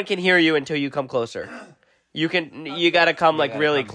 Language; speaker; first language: English; native; English